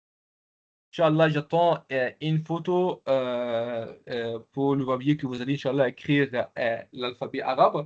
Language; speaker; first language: French; non-native, local second language; Arabic